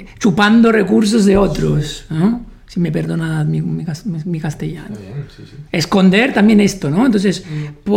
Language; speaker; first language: Spanish; non-native, fluent; Italian